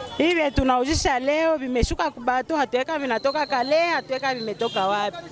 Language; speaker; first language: Swahili; native; Swahili